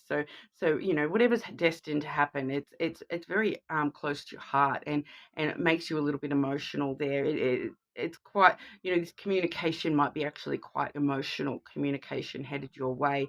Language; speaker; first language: English; native; English